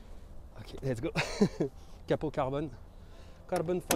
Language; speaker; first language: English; non-native, learner; French